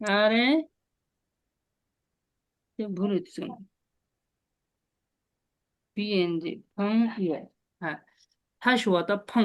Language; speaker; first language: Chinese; non-native, fluent; Bangla